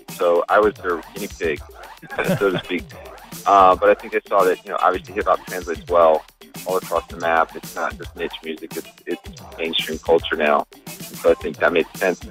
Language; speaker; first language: English; native; English